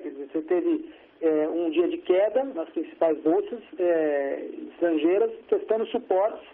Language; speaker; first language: Portuguese; native; Portuguese